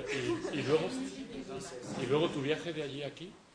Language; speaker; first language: Spanish; native; Spanish